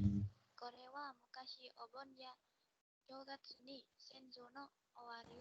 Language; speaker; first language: Japanese; non-native, learner; Indonesian